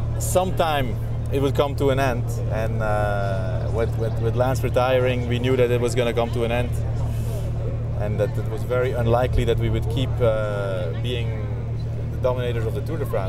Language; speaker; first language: English; non-native, fluent; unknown